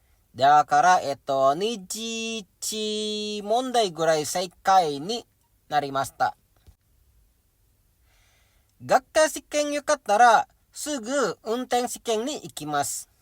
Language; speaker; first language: Japanese; non-native, learner; Indonesian